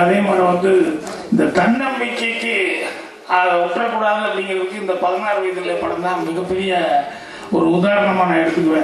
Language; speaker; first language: Tamil; native; Tamil